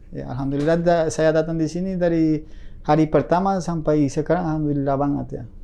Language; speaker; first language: Indonesian; non-native, fluent; Spanish